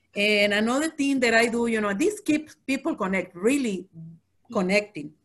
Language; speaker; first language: English; non-native, fluent; Spanish